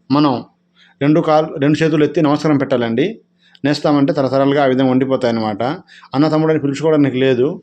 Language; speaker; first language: Telugu; non-native, local second language; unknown